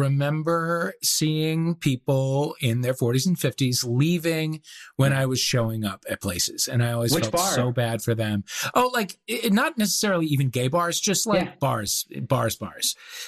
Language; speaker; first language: English; native; English